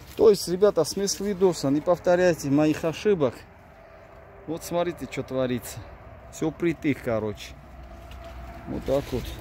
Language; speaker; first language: Russian; non-native, local second language; Georgian